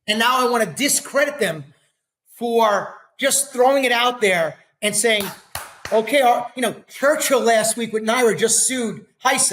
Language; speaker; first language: English; native; English